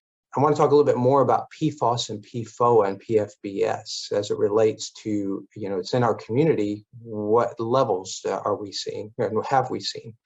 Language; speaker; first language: English; native; English